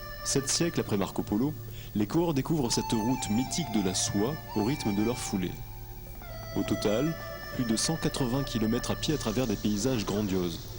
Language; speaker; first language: French; native; French